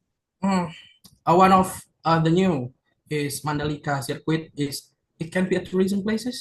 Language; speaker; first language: English; non-native, learner; Indonesian